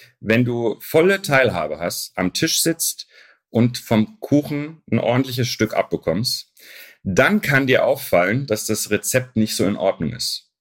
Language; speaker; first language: German; early bilingual, other home language; Arabic